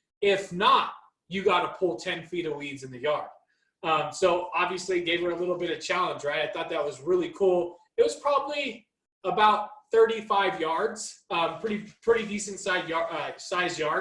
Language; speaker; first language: English; native; English